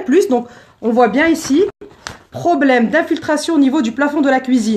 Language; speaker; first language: French; native; French